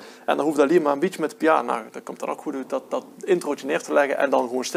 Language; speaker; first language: Dutch; native; Dutch